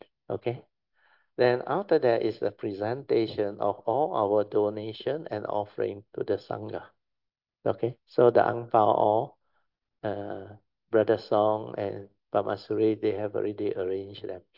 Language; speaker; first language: English; non-native, local second language; Chinese